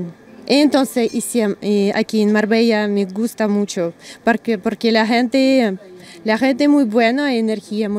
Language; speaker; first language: Spanish; non-native, learner; Russian